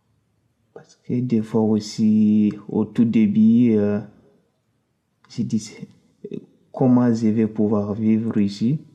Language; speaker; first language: French; non-native, fluent; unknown